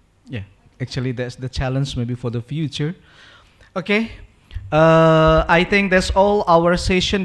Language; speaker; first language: English; non-native, local second language; Indonesian